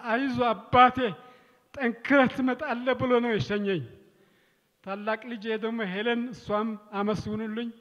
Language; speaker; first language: Amharic; non-native, local second language; Tigrinya